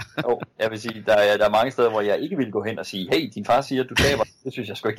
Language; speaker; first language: Danish; native; Danish